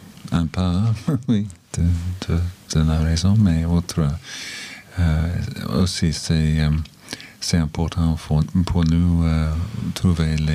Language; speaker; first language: French; non-native, learner; English